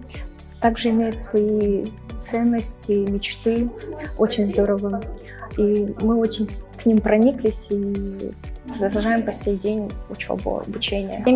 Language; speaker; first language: Russian; native; Russian